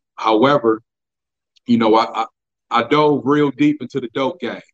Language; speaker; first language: English; native; English